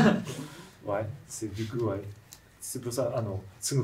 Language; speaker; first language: French; non-native, learner; Japanese